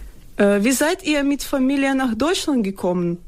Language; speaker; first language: German; non-native, fluent; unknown